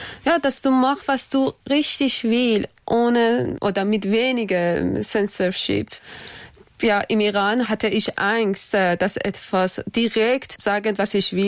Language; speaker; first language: German; non-native, learner; Persian